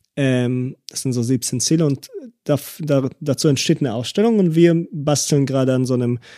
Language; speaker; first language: German; early bilingual, other home language; Hebrew